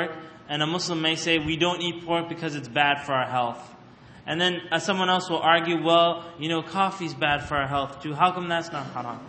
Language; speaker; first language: English; native; English